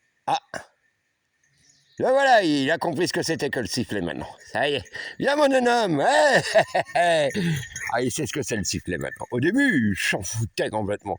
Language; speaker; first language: French; native; French